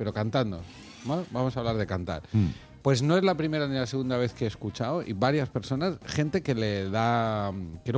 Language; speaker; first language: Spanish; native; Spanish